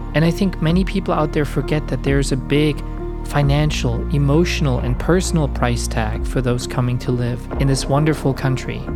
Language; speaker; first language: English; non-native, fluent; German